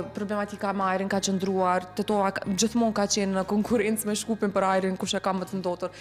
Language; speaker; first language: Albanian; native; Albanian